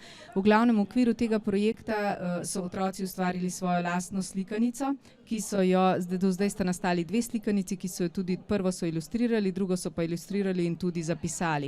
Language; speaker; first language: Slovenian; native; Slovenian